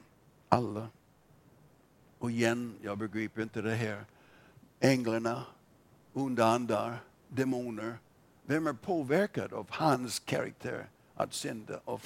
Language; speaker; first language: Swedish; non-native, fluent; English